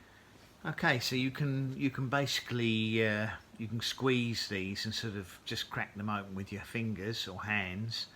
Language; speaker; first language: English; native; English